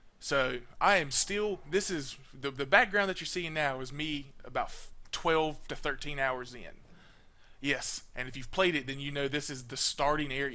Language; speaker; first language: English; native; English